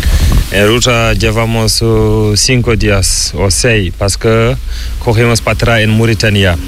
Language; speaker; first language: Spanish; non-native, learner; Fula